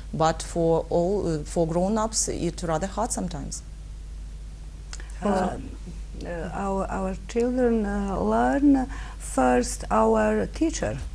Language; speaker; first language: English; non-native, learner; Serbian